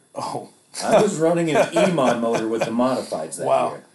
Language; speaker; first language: English; native; English